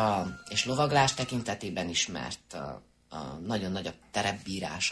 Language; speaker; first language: Hungarian; native; Hungarian